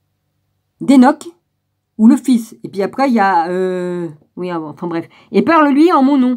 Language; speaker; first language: French; native; French